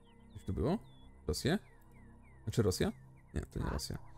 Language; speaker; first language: Polish; native; Polish